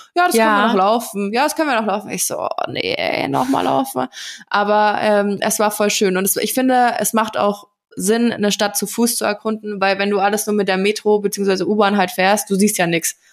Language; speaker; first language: German; native; German